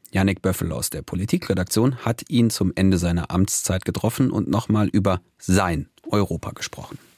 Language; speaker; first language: German; native; German